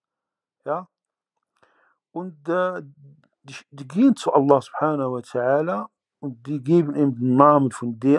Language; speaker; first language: German; non-native, fluent; Arabic